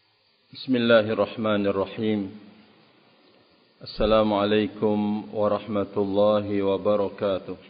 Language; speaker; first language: Arabic; non-native, fluent; Indonesian